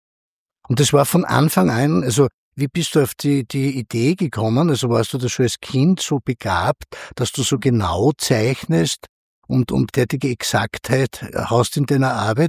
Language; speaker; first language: German; native; German